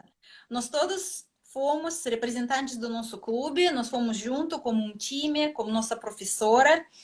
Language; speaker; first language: Portuguese; non-native, fluent; Russian